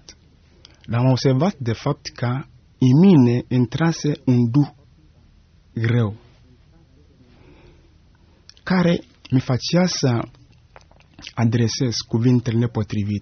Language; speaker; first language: Romanian; non-native, fluent; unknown